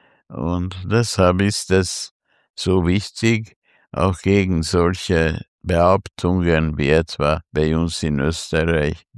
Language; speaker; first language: German; non-native, fluent; Hungarian